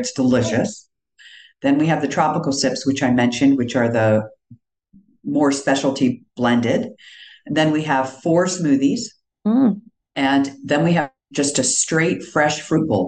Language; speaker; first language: English; native; English